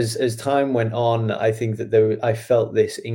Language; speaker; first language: English; native; English